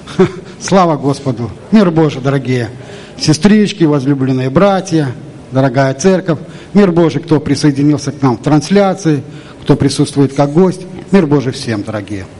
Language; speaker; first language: Russian; native; Russian